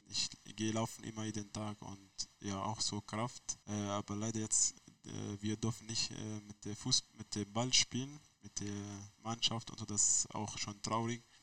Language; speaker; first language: German; non-native, learner; Arabic